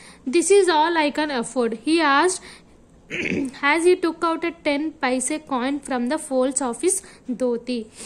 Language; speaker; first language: English; non-native, local second language; Telugu